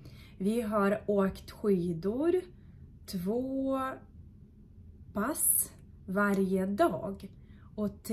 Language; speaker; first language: Swedish; non-native, fluent; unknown